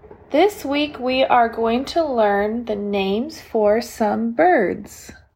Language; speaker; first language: English; native; English